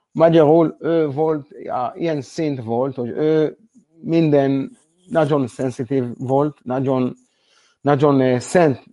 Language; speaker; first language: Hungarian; non-native, learner; Hebrew